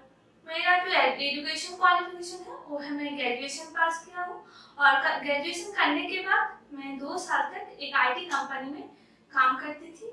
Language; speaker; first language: Hindi; non-native, local second language; Bangla